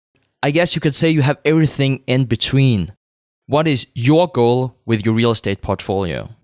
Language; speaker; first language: English; non-native, fluent; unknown